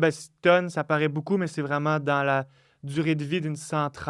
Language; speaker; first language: French; native; French